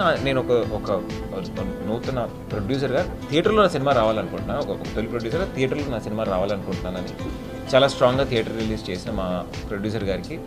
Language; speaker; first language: Telugu; native; Telugu